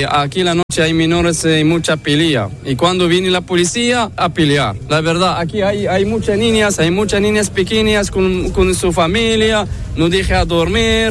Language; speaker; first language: Spanish; non-native, learner; Arabic